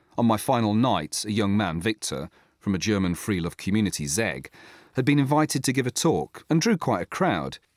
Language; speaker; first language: English; native; English